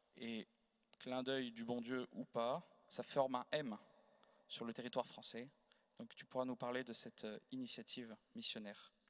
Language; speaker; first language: French; native; French